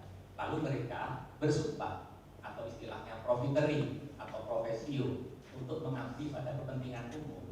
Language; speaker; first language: Indonesian; native; Indonesian